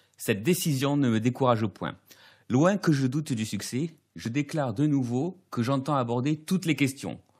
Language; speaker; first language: French; native; French